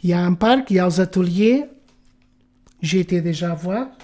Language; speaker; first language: French; non-native, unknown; Portuguese